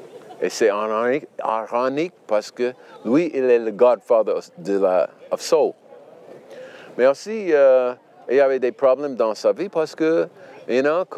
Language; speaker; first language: French; non-native, learner; English